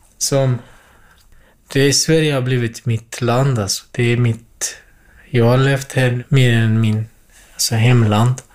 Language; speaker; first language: Swedish; non-native, fluent; Central Kurdish